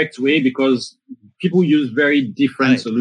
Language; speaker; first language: English; non-native, local second language; Yoruba